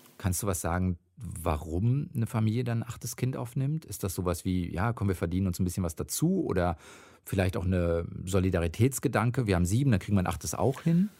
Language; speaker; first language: German; native; German